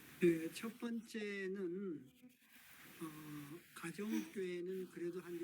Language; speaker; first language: Korean; native; Korean